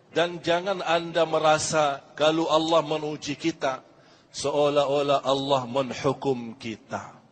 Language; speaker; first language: Malay; non-native, fluent; Arabic